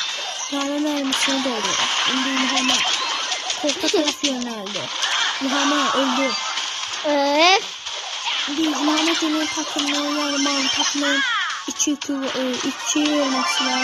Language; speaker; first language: Turkish; non-native, learner; Azerbaijani